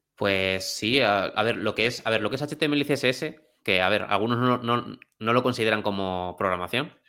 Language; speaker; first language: Spanish; native; Spanish